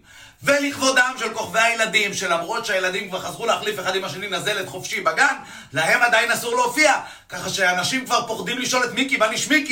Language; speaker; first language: Hebrew; native; Hebrew